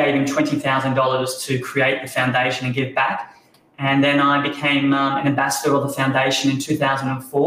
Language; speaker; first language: English; native; English